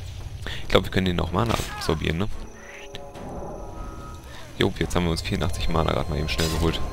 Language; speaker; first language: German; native; German